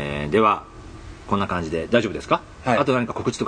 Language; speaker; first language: Japanese; native; Japanese